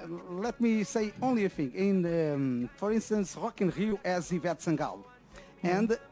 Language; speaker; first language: English; non-native, learner; Portuguese